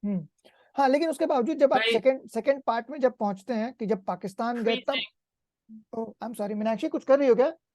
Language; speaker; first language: Hindi; native; Hindi